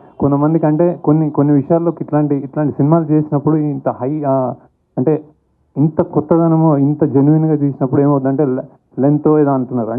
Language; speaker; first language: Telugu; native; Telugu